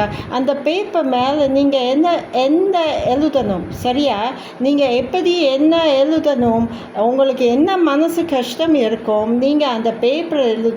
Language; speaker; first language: Tamil; non-native, learner; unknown